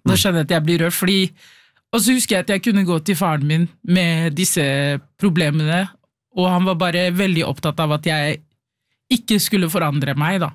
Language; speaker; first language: Norwegian; early bilingual, other home language; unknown